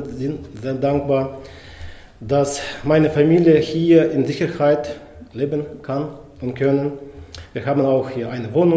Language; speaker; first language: German; non-native, fluent; Ukrainian